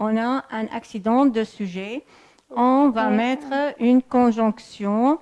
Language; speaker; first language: French; non-native, fluent; Arabic